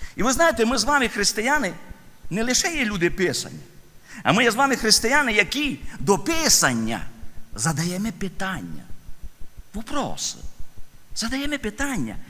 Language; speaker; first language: Ukrainian; native; Ukrainian